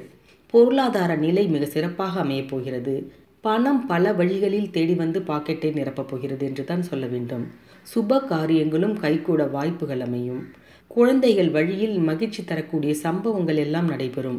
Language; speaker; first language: Tamil; native; Tamil